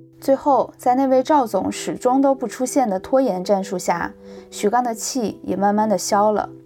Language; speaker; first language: Chinese; native; Chinese